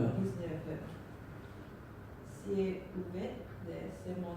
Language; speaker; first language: French; non-native, learner; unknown